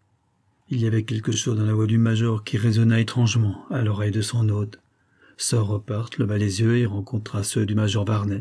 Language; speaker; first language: French; native; French